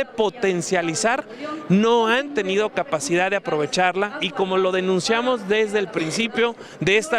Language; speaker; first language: Spanish; native; Spanish